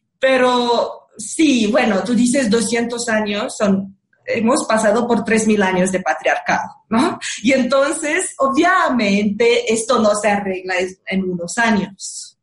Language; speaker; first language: Spanish; non-native, fluent; Romanian